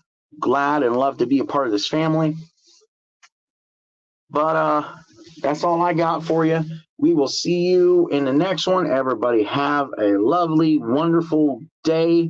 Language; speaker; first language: English; native; English